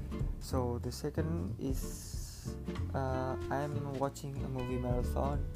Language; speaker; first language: English; non-native, learner; Indonesian